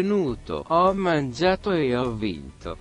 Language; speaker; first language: Italian; non-native, learner; Spanish